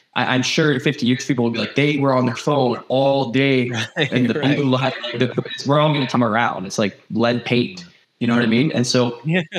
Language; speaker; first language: English; native; English